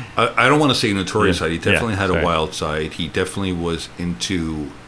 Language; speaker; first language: English; native; English